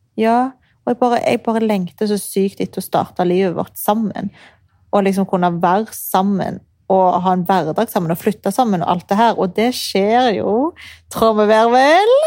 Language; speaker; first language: Norwegian; early bilingual, other home language; Arabic